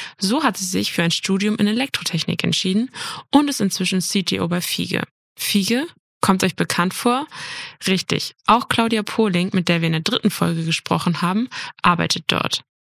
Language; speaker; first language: German; native; German